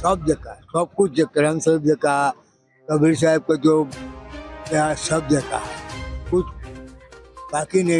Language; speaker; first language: Hindi; non-native, local second language; Bangla